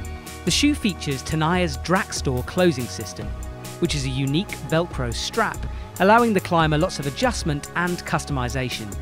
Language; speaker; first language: English; native; English